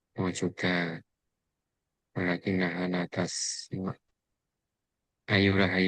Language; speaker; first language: Arabic; non-native, fluent; Indonesian